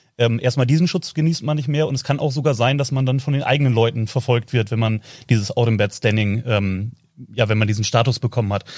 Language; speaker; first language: German; native; German